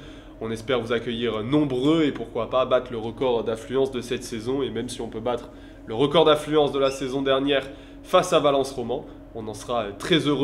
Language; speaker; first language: French; native; French